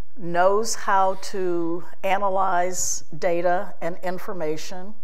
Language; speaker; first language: English; native; English